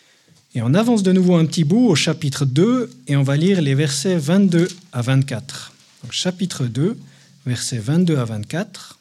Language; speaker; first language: French; native; French